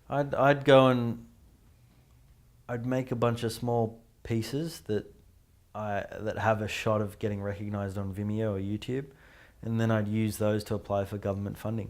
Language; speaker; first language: English; native; English